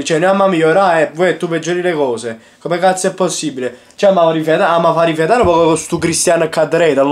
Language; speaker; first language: Italian; native; Italian